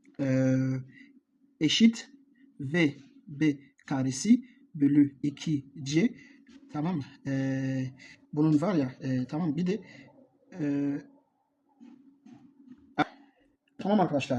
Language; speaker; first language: Turkish; non-native, learner; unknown